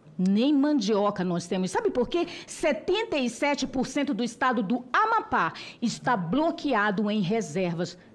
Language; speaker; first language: Portuguese; non-native, local second language; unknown